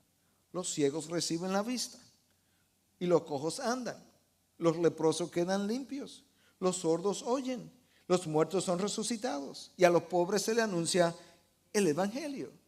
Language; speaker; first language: Spanish; native; Spanish